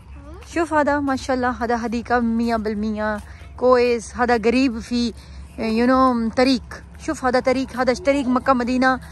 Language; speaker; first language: Arabic; non-native, learner; Urdu